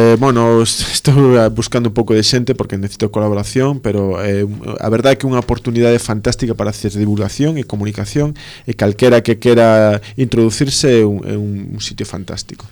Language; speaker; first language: Galician; non-native, local second language; Spanish